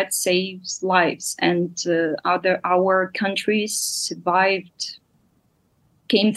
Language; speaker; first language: English; non-native, fluent; Ukrainian